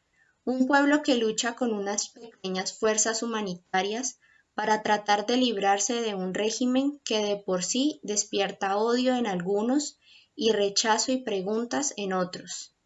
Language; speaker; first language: Spanish; native; Spanish